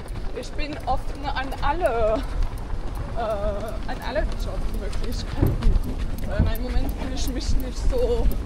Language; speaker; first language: German; non-native, fluent; French